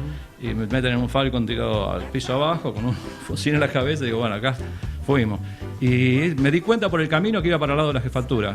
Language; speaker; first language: Spanish; native; Spanish